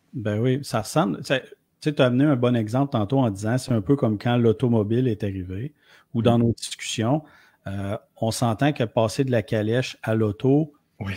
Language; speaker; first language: French; native; French